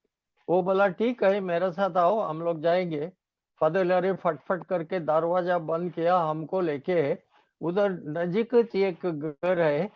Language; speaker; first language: Hindi; non-native, local second language; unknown